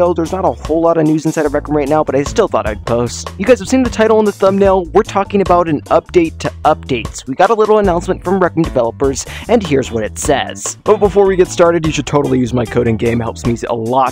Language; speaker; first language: English; native; English